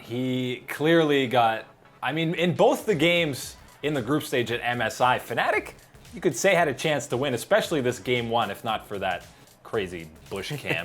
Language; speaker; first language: English; native; English